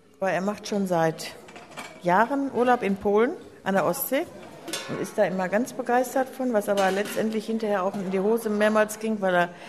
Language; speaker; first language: German; native; German